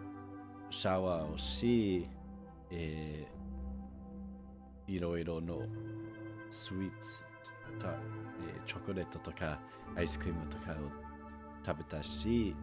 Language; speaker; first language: Japanese; non-native, learner; English